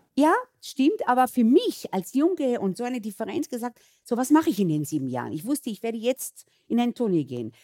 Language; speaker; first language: German; early bilingual, other home language; Hebrew